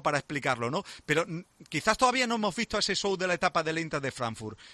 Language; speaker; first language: Spanish; native; Spanish